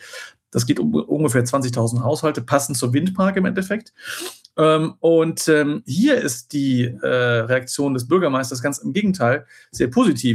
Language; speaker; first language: German; native; German